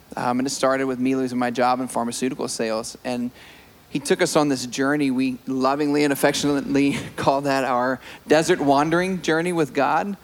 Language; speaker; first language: English; native; English